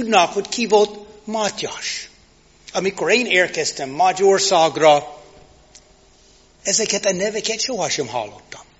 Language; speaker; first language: Hungarian; non-native, fluent; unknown